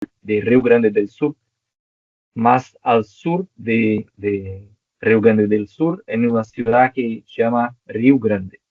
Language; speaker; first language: Spanish; non-native, local second language; Portuguese